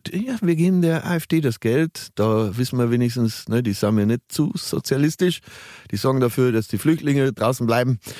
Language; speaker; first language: German; native; German